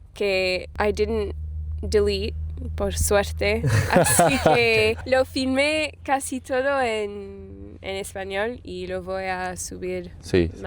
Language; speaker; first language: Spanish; non-native, learner; English